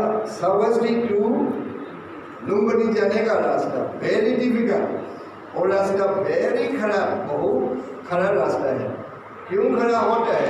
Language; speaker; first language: Hindi; non-native, fluent; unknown